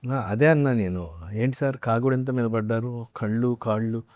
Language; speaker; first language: Telugu; native; Telugu